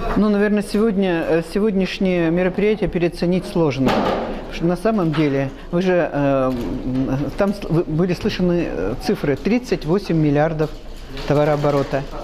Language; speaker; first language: Russian; native; Russian